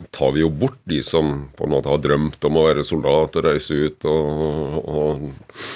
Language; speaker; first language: Norwegian; native; Norwegian